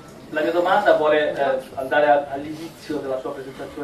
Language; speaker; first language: Italian; native; Italian